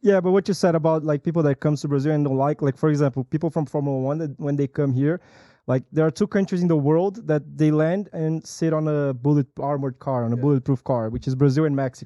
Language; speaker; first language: English; non-native, fluent; Portuguese